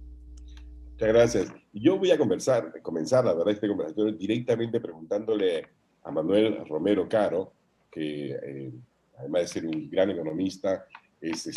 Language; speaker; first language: Spanish; native; Spanish